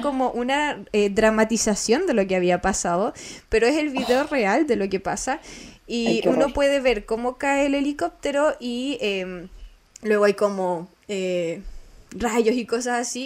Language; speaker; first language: Spanish; native; Spanish